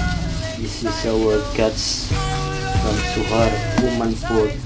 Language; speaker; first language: English; non-native, local second language; Filipino